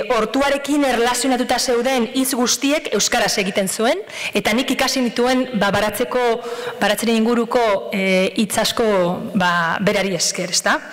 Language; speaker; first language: Basque; non-native, local second language; Spanish